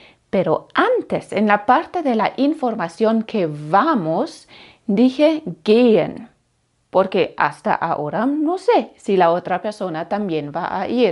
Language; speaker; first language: Spanish; non-native, fluent; German